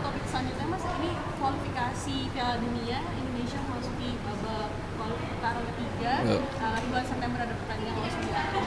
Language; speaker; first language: Indonesian; native; Indonesian